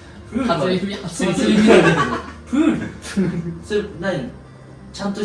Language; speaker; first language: Japanese; native; Japanese